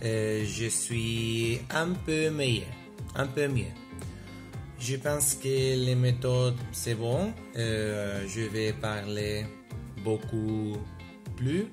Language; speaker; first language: French; non-native, learner; Spanish